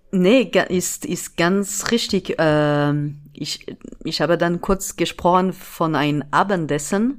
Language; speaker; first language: German; non-native, fluent; French